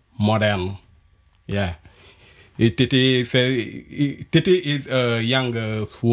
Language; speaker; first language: English; non-native, learner; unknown